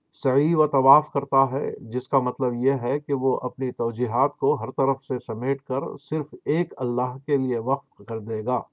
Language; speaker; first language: Urdu; native; Urdu